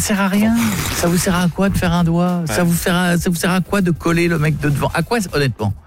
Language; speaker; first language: French; native; French